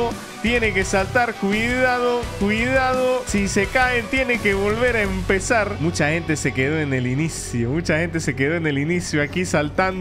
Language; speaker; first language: Spanish; native; Spanish